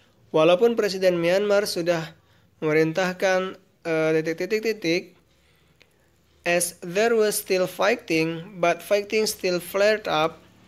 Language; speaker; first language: English; non-native, fluent; Indonesian